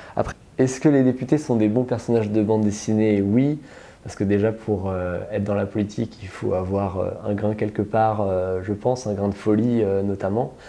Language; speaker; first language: French; native; French